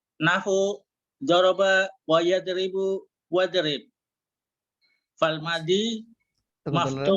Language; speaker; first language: Arabic; non-native, learner; Indonesian